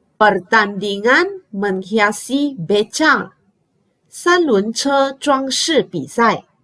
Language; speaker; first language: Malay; non-native, local second language; Chinese